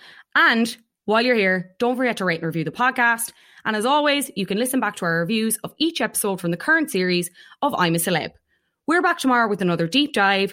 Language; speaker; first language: English; native; English